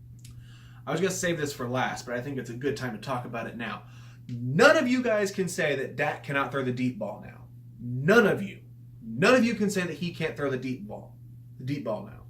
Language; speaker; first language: English; native; English